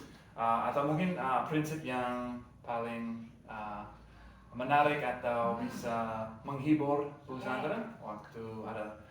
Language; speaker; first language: Indonesian; non-native, learner; English